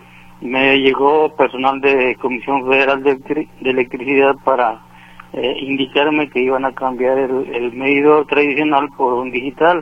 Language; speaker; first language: Spanish; native; Spanish